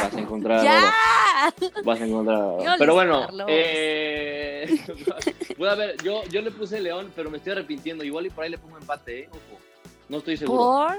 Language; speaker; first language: Spanish; native; Spanish